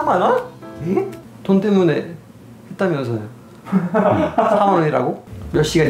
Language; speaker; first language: Korean; non-native, fluent; Italian